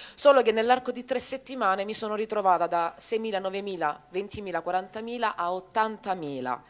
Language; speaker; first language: Italian; native; Italian